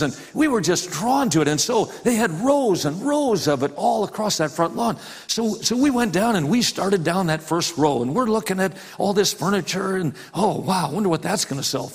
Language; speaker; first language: English; native; English